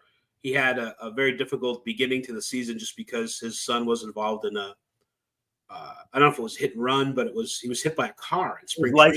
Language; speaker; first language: English; native; English